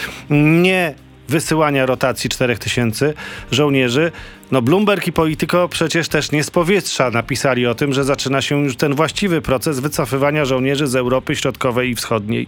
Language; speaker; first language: Polish; native; Polish